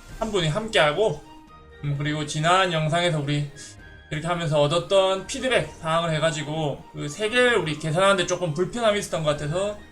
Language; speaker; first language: Korean; native; Korean